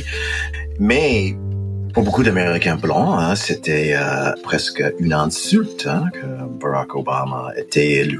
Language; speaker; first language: French; non-native, fluent; English